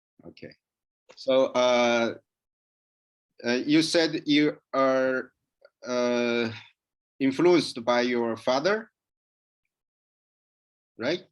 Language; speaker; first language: English; non-native, learner; Chinese